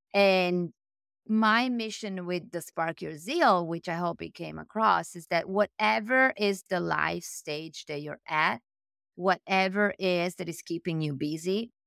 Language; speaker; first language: English; non-native, fluent; Italian